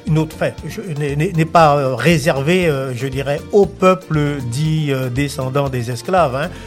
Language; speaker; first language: French; native; French